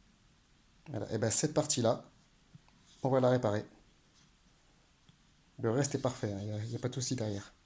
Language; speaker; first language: French; native; French